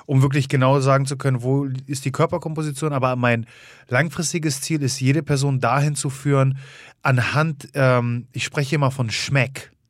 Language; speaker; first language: German; early bilingual, other home language; Polish